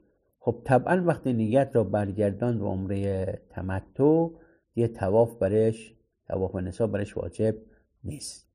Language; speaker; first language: Persian; native; Persian